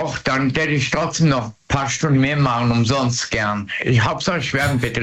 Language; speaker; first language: German; native; German